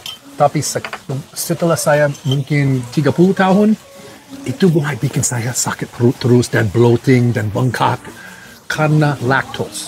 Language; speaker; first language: Indonesian; non-native, fluent; English